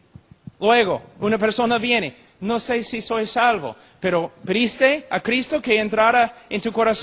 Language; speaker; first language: Spanish; non-native, fluent; English